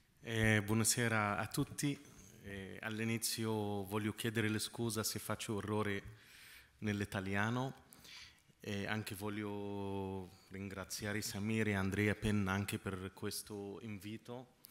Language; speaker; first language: Italian; non-native, fluent; Arabic